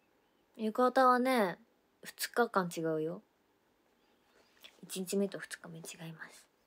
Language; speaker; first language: Japanese; native; Japanese